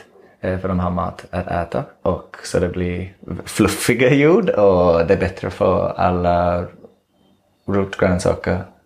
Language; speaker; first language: Swedish; non-native, fluent; English